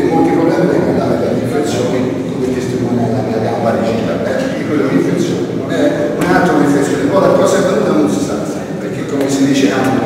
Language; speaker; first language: Italian; native; Italian